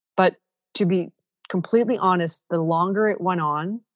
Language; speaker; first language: English; non-native, fluent; Ukrainian